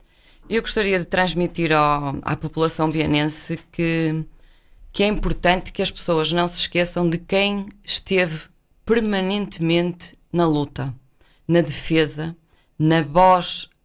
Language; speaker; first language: Portuguese; native; Portuguese